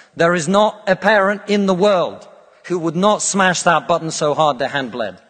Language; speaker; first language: English; non-native, fluent; Russian